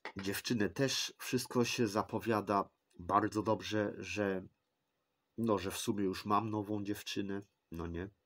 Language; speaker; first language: Polish; early bilingual, heritage; Polish